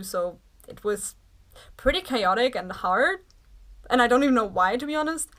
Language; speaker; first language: English; non-native, fluent; German